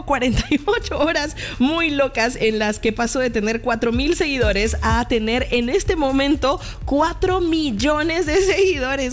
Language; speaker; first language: Spanish; native; Spanish